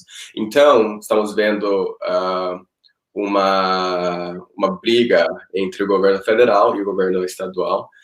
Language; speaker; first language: Portuguese; non-native, fluent; Spanish